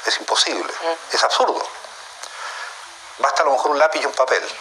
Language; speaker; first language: Spanish; native; Spanish